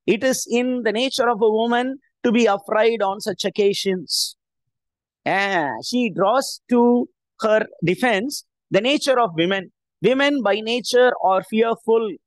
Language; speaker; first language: English; non-native, local second language; Tamil